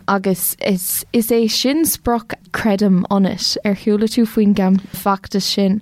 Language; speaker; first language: Irish; non-native, local second language; English